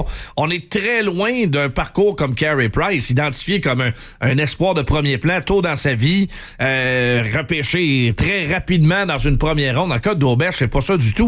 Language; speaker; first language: French; native; French